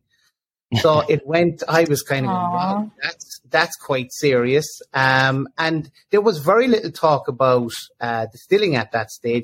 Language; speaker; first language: English; native; English